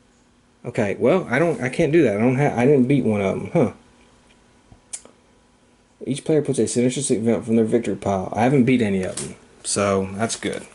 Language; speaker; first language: English; native; English